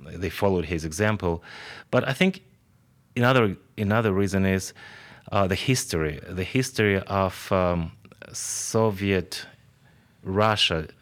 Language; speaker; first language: English; non-native, fluent; Ukrainian